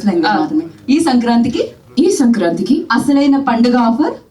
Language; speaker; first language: Telugu; native; Telugu